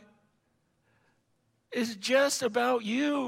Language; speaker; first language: English; native; English